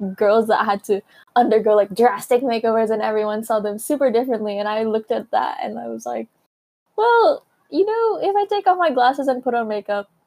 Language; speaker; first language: English; non-native, local second language; Filipino